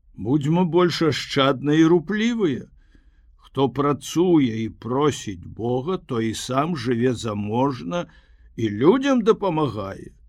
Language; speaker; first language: Belarusian; native; Belarusian